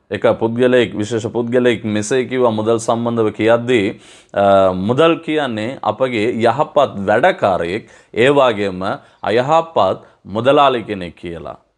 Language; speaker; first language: Sinhala; non-native, local second language; Tamil